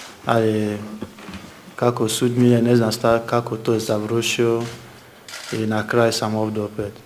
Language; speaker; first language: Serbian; non-native, learner; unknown